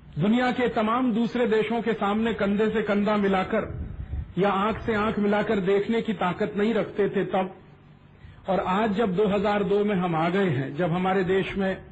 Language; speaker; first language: Hindi; native; Hindi